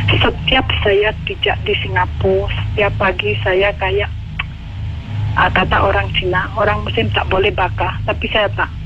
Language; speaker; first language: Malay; non-native, learner; Indonesian